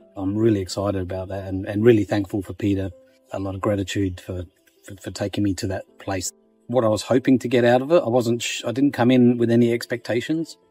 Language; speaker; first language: English; native; English